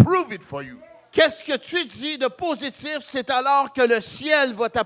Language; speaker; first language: French; native; French